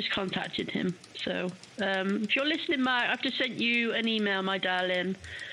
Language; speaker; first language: English; native; English